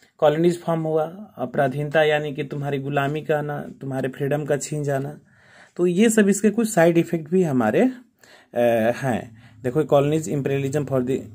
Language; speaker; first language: Hindi; native; Hindi